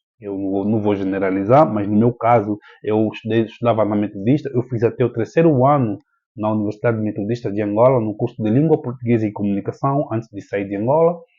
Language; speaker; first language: Portuguese; native; Portuguese